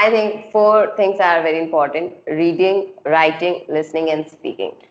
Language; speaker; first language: English; non-native, local second language; Hindi